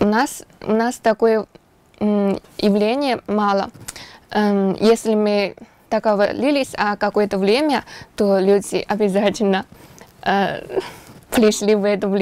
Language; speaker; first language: Russian; non-native, learner; Chinese